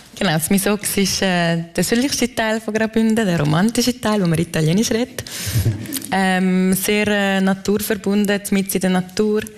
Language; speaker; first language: German; native; German